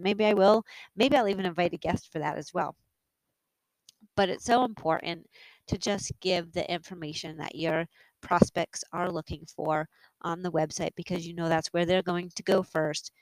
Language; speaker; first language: English; native; English